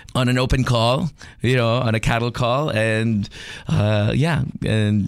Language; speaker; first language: English; non-native, local second language; Filipino